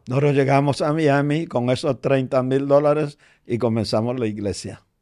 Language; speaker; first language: Spanish; native; Spanish